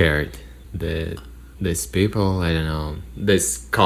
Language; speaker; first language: English; non-native, learner; Russian